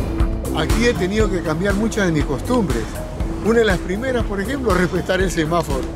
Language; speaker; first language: Spanish; native; Spanish